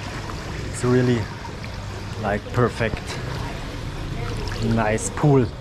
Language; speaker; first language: English; non-native, fluent; German